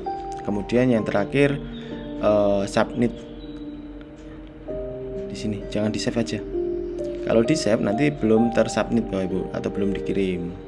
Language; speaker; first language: Indonesian; native; Indonesian